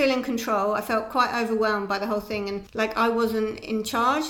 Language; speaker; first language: English; native; English